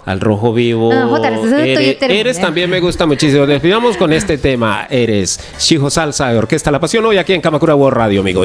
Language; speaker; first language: Spanish; native; Spanish